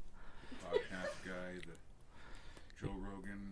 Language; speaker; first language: English; native; English